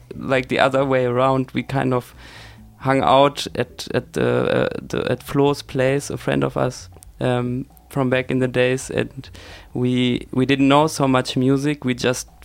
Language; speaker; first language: English; non-native, fluent; German